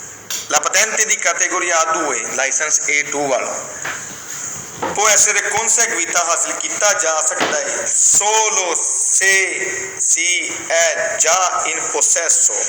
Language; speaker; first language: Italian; non-native, fluent; Punjabi